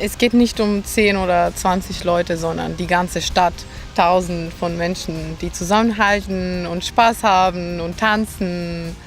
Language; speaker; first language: German; non-native, fluent; Macedonian